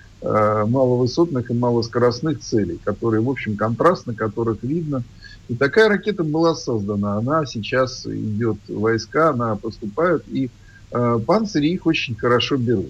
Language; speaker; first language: Russian; native; Russian